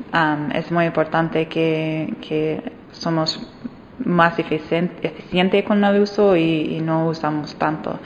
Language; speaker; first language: Spanish; non-native, fluent; English